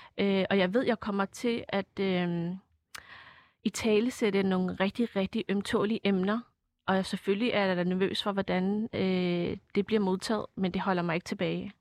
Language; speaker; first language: Danish; early bilingual, other home language; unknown